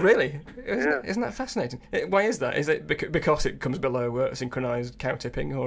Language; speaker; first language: English; native; English